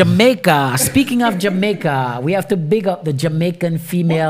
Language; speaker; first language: English; non-native, local second language; Jamaican Creole English